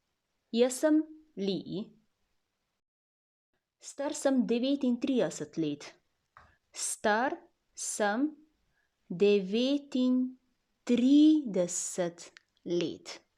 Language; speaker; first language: Slovenian; non-native, learner; Chinese